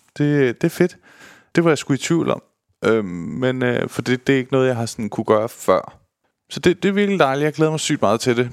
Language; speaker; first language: Danish; early bilingual, other home language; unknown